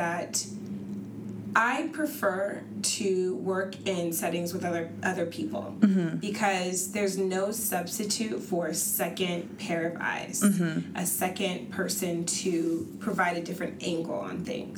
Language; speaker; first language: English; native; English